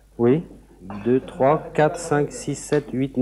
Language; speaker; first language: French; native; French